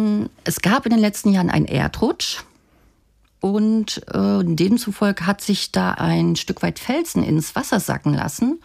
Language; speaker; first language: German; native; German